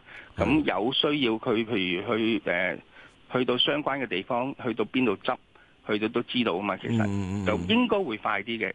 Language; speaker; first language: Cantonese; native; Cantonese